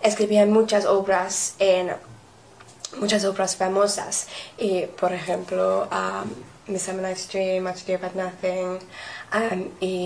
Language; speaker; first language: Spanish; non-native, learner; English